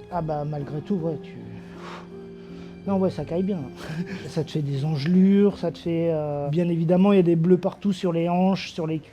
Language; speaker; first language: French; native; French